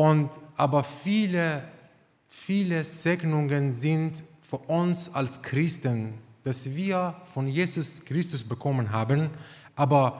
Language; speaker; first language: German; non-native, fluent; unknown